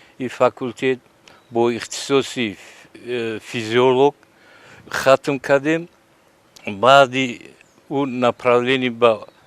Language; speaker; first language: Tajik; native; Tajik